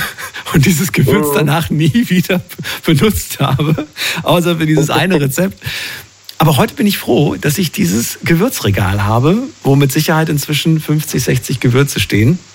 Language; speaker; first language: German; native; German